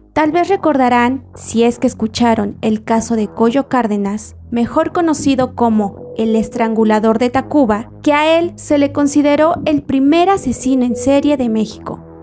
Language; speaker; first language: Spanish; native; Spanish